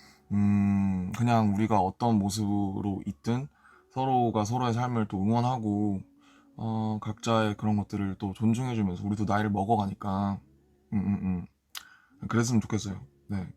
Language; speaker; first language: Korean; native; Korean